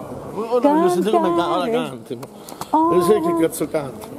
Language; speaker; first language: Italian; native; Italian